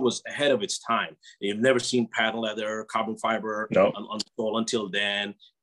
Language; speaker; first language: English; native; English